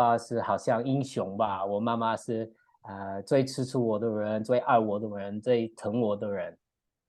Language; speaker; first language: Chinese; early bilingual, heritage; English